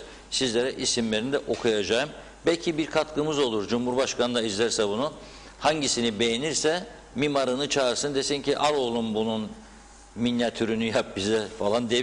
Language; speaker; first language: Turkish; native; Turkish